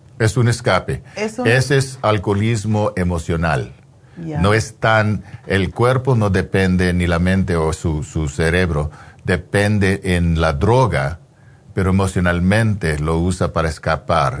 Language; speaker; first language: Spanish; non-native, fluent; English